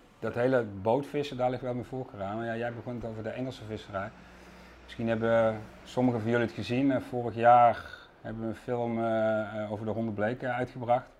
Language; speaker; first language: Dutch; native; Dutch